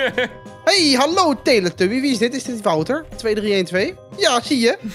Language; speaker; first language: Dutch; native; Dutch